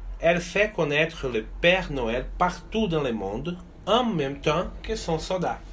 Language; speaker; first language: French; non-native, fluent; Portuguese